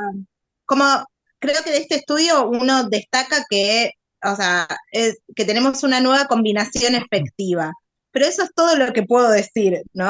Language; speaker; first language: Spanish; native; Spanish